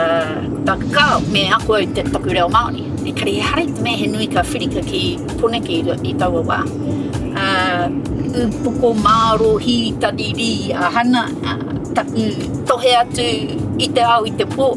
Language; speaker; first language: Māori; non-native, local second language; English